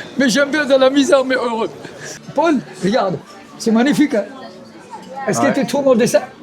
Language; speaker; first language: French; non-native, fluent; Punjabi